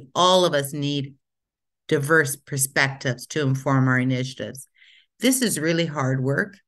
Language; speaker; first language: English; native; English